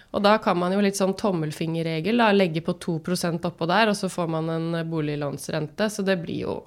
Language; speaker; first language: Norwegian; native; Norwegian